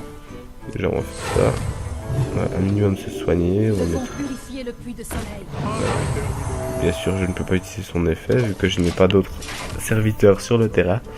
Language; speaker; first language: French; native; French